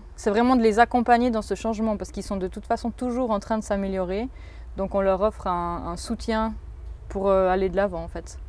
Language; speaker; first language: French; native; French